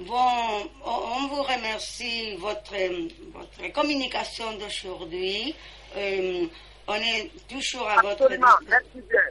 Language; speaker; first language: French; non-native, fluent; Spanish